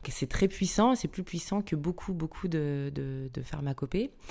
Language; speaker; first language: French; native; French